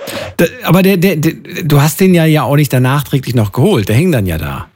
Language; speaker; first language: German; native; German